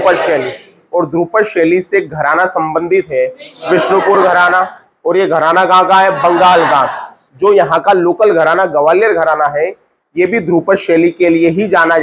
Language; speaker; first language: Hindi; native; Hindi